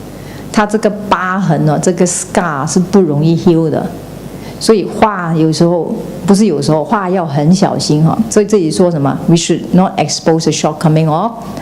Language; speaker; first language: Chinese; native; Chinese